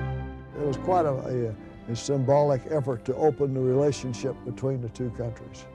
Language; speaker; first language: English; native; English